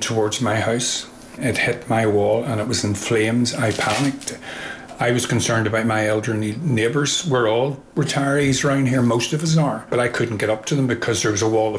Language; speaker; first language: English; native; English